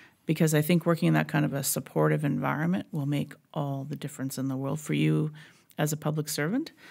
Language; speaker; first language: English; native; English